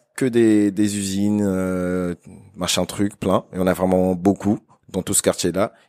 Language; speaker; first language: French; non-native, local second language; Lingala